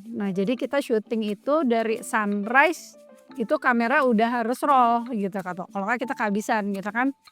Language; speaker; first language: Indonesian; native; Indonesian